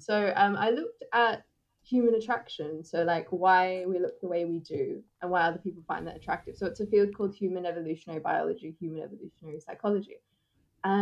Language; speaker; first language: English; native; English